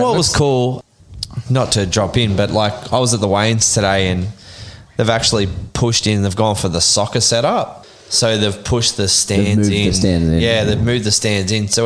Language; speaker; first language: English; native; English